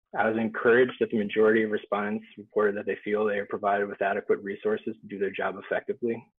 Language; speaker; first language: English; native; English